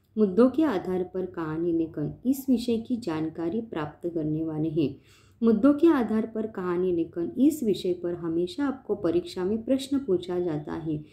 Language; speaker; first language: Hindi; non-native, local second language; Marathi